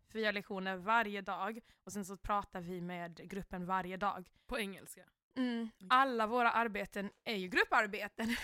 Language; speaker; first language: Swedish; early bilingual, other home language; Kinyarwanda